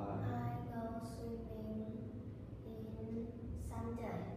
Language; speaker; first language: English; non-native, learner; Vietnamese